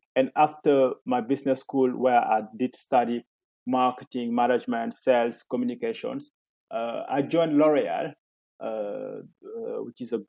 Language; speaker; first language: English; non-native, fluent; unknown